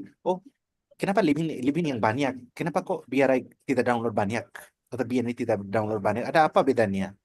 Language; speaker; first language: Indonesian; non-native, learner; Nepali